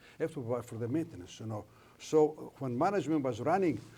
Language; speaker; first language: English; non-native, fluent; Greek